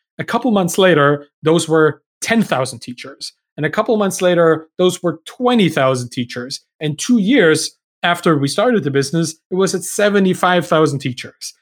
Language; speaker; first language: English; non-native, fluent; German